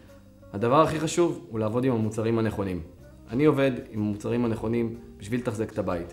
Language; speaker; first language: Hebrew; native; Hebrew